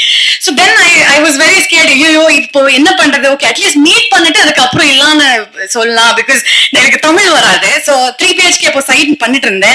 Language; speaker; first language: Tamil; non-native, learner; Kannada